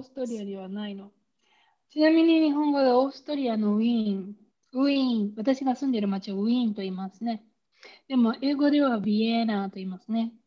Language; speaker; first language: Japanese; non-native, learner; German